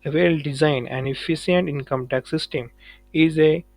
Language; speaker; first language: English; non-native, local second language; Marathi